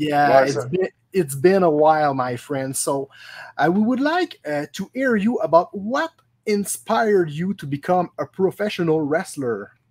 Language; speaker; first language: English; non-native, local second language; French